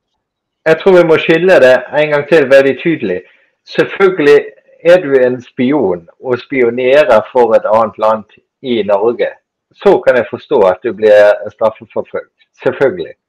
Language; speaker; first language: Norwegian; non-native, fluent; German